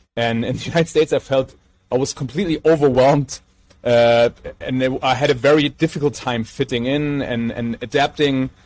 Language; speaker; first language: English; non-native, fluent; German